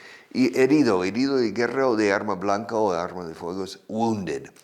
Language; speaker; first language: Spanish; non-native, fluent; English